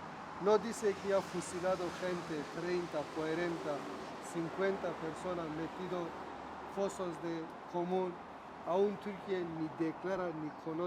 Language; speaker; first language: Spanish; non-native, learner; Kurdish